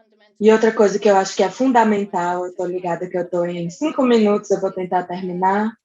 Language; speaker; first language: Portuguese; non-native, fluent; English